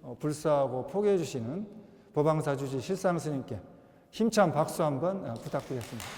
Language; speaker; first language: Korean; native; Korean